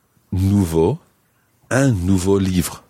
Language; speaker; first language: French; non-native, fluent; English